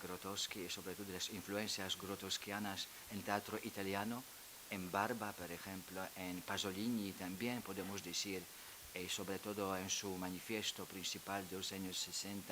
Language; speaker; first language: Spanish; non-native, fluent; Polish